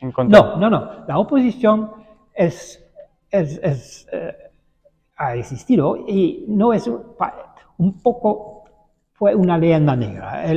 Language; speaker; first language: Spanish; non-native, fluent; Dutch